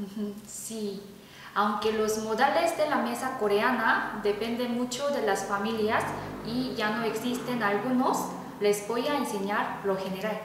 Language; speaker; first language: Spanish; non-native, fluent; Korean